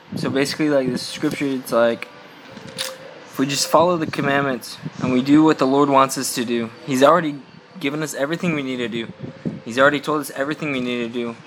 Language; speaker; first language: English; native; English